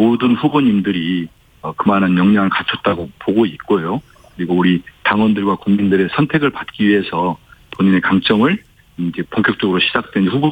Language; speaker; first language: Korean; native; Korean